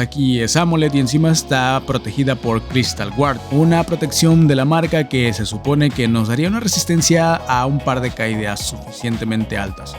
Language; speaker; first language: Spanish; native; Spanish